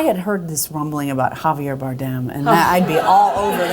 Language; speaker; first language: English; native; English